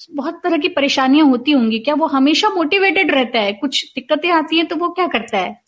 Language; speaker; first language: Hindi; non-native, local second language; Bhojpuri